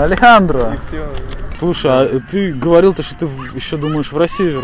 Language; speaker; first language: Russian; native; Russian